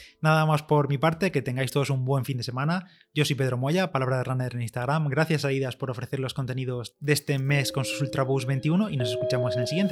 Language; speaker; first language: Spanish; native; Spanish